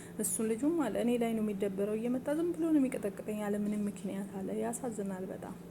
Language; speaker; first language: Amharic; native; Amharic